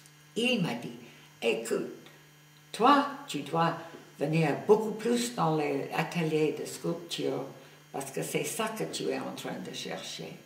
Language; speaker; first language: French; non-native, fluent; English